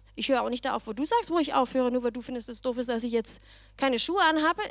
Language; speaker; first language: German; non-native, fluent; Danish